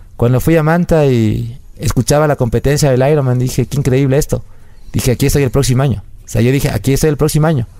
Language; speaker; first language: Spanish; native; Spanish